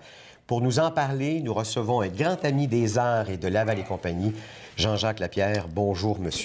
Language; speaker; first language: French; native; French